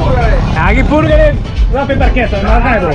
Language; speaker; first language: Spanish; non-native, learner; Japanese